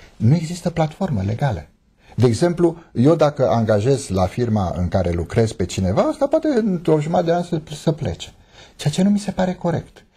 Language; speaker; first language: Romanian; native; Romanian